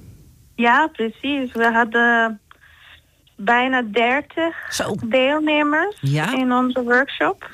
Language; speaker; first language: Dutch; non-native, fluent; Turkish